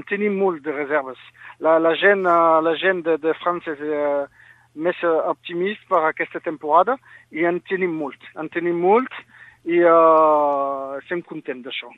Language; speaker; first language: Catalan; non-native, local second language; French